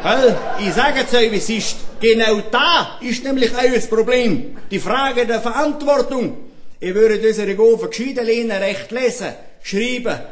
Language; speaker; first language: German; native; German